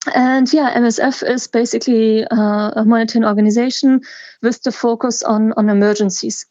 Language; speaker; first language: English; non-native, fluent; German